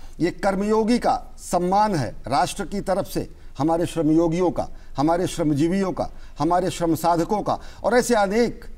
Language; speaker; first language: Hindi; native; Hindi